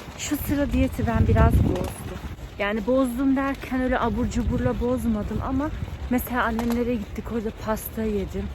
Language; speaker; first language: Turkish; early bilingual, heritage; Turkish